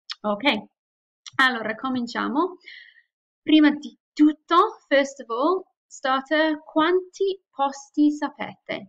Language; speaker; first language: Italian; non-native, fluent; English